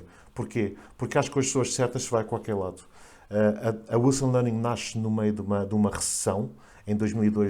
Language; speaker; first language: Portuguese; native; Portuguese